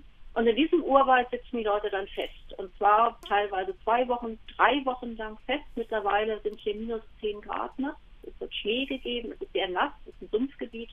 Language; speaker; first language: German; native; German